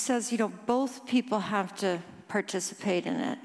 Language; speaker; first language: English; early bilingual, other home language; Norwegian